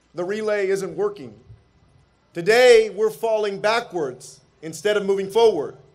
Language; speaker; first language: English; early bilingual, other home language; Spanish